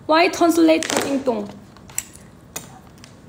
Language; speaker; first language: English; non-native, learner; Korean